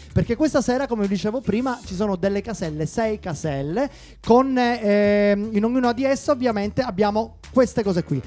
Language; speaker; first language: Italian; native; Italian